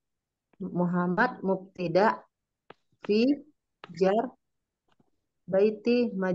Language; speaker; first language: Arabic; non-native, learner; Malay